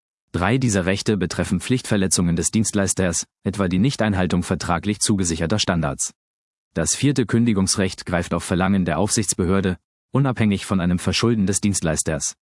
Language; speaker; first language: German; native; German